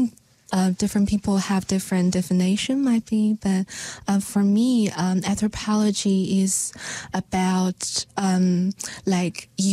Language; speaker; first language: English; non-native, learner; Chinese